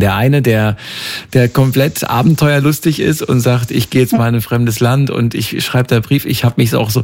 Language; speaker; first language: German; native; German